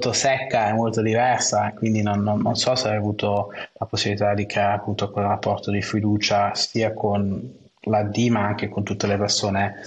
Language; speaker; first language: Italian; non-native, local second language; German